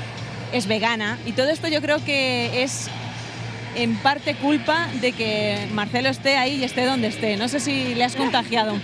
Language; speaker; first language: Spanish; native; Spanish